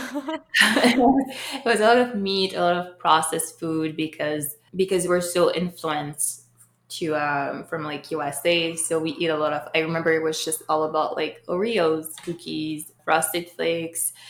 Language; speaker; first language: English; early bilingual, other home language; Haitian Creole